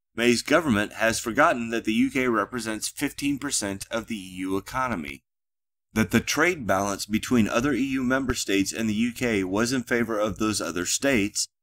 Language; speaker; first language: English; native; English